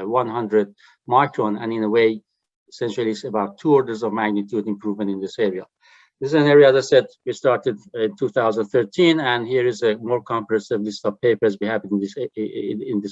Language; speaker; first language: English; non-native, fluent; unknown